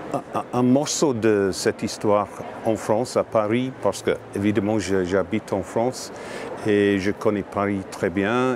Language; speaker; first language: French; non-native, learner; English